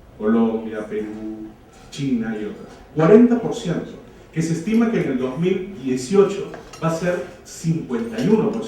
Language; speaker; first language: Spanish; native; Spanish